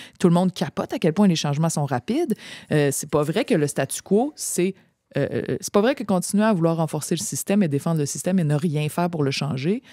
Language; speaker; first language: French; native; French